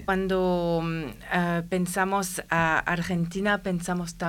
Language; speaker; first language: Spanish; non-native, learner; French